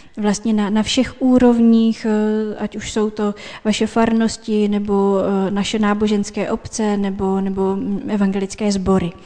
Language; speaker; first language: Czech; native; Czech